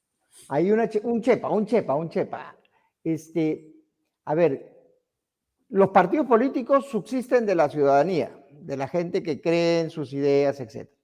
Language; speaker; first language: Spanish; native; Spanish